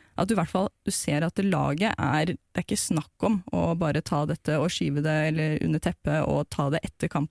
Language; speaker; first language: Norwegian; native; Norwegian